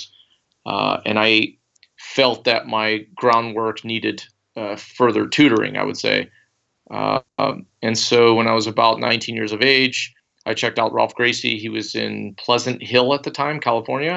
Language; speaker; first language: English; native; English